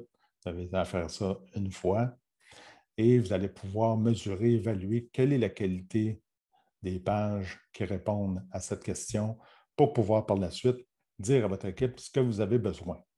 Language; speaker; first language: French; native; French